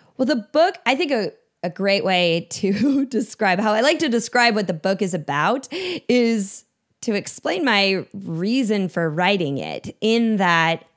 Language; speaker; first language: English; native; English